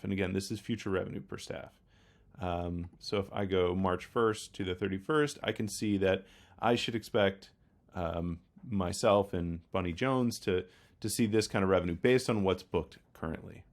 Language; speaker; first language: English; native; English